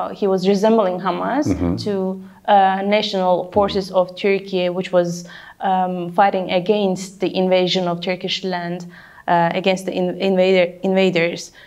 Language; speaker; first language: English; non-native, fluent; Turkish